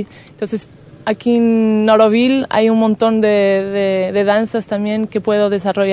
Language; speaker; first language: Spanish; non-native, fluent; Portuguese